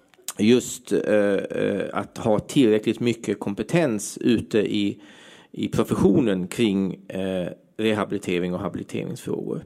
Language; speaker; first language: Swedish; native; Swedish